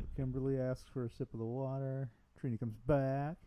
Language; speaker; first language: English; native; English